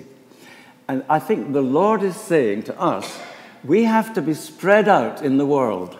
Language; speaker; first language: English; native; English